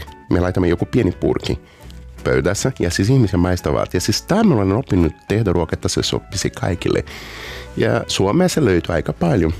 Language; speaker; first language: Finnish; non-native, fluent; Portuguese